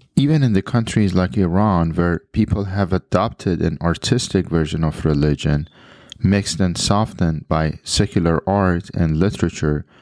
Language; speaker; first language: English; non-native, fluent; Persian